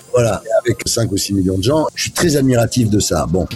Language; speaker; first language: French; early bilingual, other home language; Italian